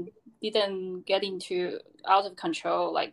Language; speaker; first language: English; non-native, fluent; Chinese